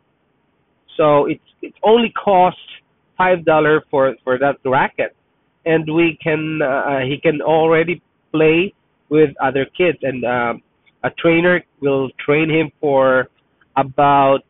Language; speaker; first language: English; non-native, local second language; Filipino